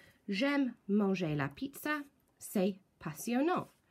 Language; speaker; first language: French; non-native, fluent; English